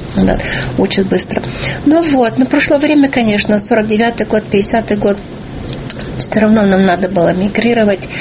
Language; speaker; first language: Russian; early bilingual, heritage; Russian